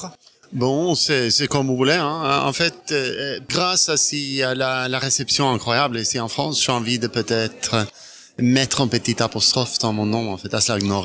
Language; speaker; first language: French; non-native, fluent; Norwegian